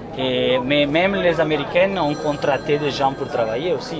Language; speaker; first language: French; non-native, learner; Italian